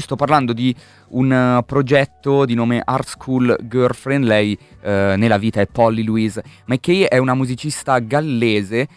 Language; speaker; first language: Italian; native; Italian